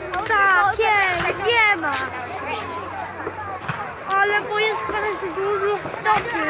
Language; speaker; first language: Polish; early bilingual, heritage; Polish